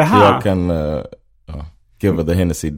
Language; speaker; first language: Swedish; non-native, fluent; English